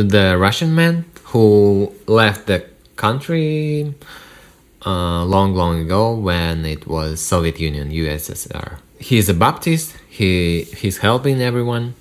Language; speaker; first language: English; non-native, learner; Russian